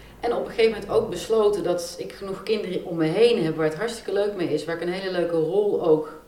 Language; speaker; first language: Dutch; native; Dutch